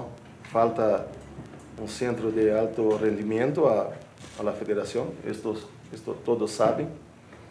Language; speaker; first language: Spanish; non-native, fluent; Portuguese